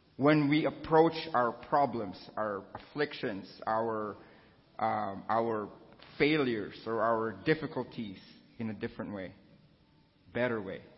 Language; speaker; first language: English; non-native, local second language; Filipino